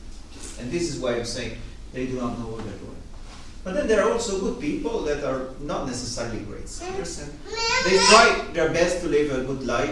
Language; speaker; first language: English; non-native, fluent; Italian